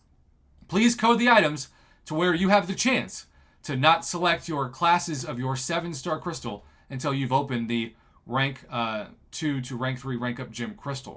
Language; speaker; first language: English; native; English